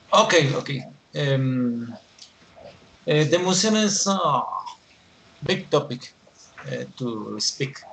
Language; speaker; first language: English; non-native, learner; Spanish